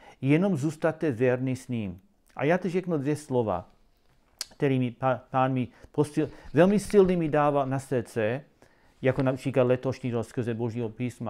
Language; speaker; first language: Czech; non-native, learner; English